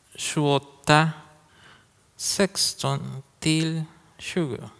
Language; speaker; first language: Spanish; native; Spanish